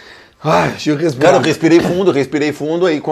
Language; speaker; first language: Portuguese; native; Portuguese